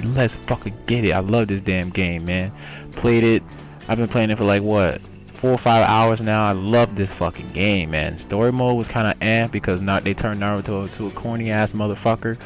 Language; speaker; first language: English; native; English